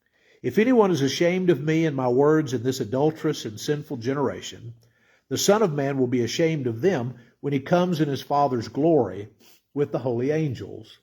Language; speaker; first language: English; native; English